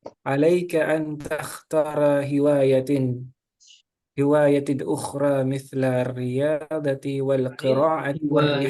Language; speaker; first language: Arabic; non-native, learner; Indonesian